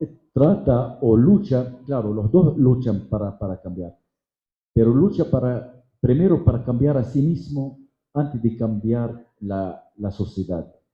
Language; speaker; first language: Spanish; non-native, fluent; Arabic